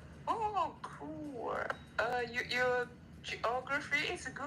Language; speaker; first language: English; non-native, learner; Chinese